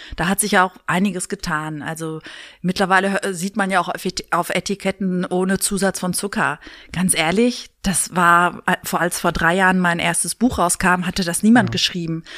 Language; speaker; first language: German; early bilingual, other home language; Greek